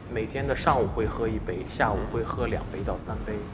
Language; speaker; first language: Chinese; native; Chinese